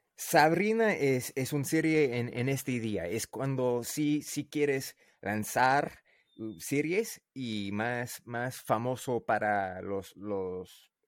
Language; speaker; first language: Spanish; non-native, learner; English